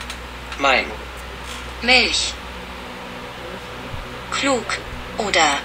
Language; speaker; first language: German; non-native, learner; English